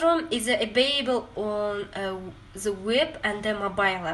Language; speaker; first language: English; non-native, learner; Kazakh